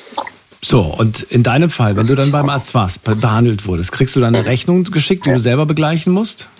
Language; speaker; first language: German; native; German